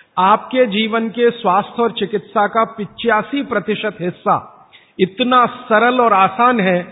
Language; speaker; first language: Hindi; native; Hindi